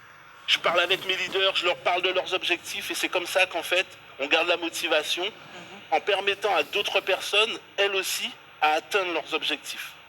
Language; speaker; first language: French; native; French